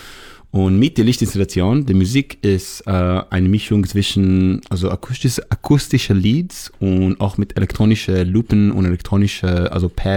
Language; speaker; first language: German; non-native, learner; Hebrew